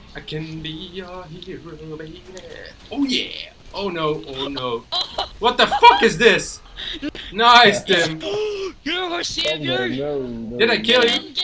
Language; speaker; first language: English; non-native, fluent; Dutch